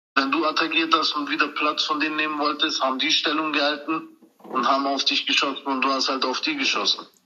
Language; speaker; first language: German; early bilingual, other home language; Turkish